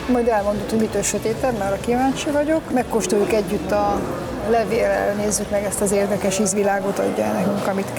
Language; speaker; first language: Hungarian; native; Hungarian